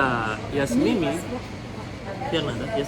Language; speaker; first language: Russian; non-native, learner; Indonesian